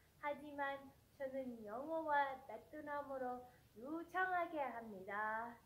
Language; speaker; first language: Korean; non-native, learner; Vietnamese